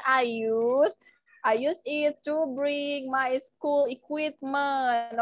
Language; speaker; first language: English; non-native, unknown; Indonesian